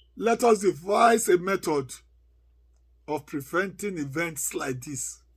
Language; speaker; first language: English; non-native, local second language; Yoruba